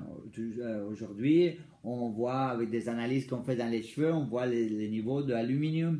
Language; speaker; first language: French; non-native, fluent; Spanish